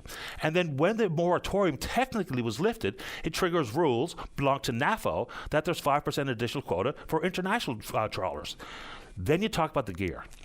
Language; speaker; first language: English; native; English